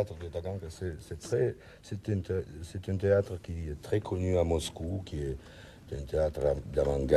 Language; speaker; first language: French; non-native, learner; Russian